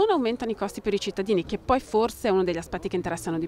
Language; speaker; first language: Italian; native; Italian